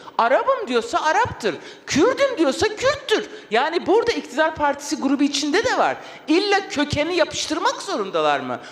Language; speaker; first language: Turkish; non-native, local second language; Kurdish